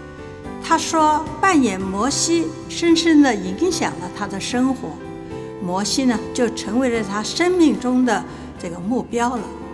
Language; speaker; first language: Chinese; native; Chinese